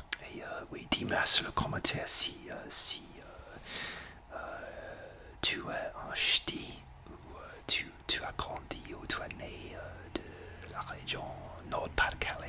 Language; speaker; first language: French; non-native, learner; English